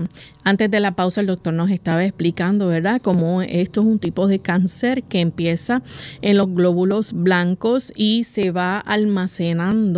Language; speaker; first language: Spanish; native; Spanish